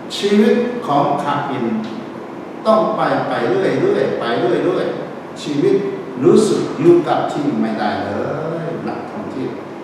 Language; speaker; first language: Thai; non-native, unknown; Korean